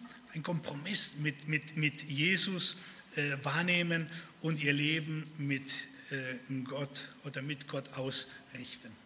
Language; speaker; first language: German; early bilingual, other home language; Spanish